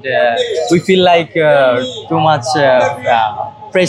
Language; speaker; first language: English; non-native, learner; Bangla